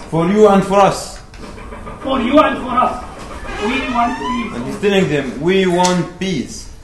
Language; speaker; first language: English; non-native, fluent; Arabic